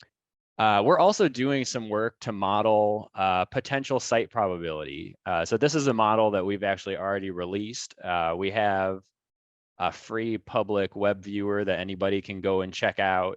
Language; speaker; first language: English; native; English